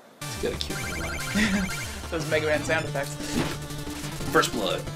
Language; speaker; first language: English; native; English